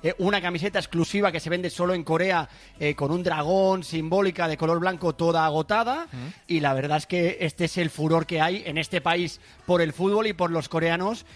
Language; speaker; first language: Spanish; native; Spanish